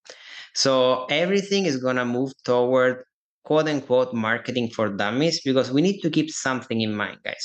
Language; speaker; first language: English; non-native, fluent; Italian